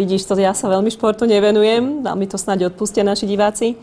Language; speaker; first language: Slovak; native; Slovak